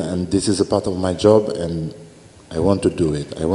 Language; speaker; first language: English; non-native, learner; French